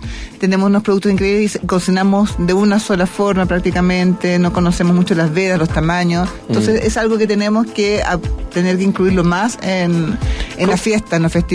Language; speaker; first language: Spanish; native; Spanish